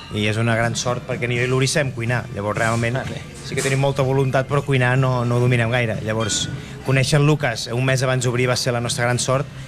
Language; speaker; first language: Catalan; native; Catalan